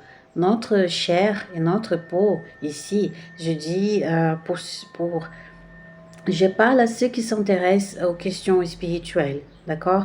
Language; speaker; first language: French; non-native, fluent; Portuguese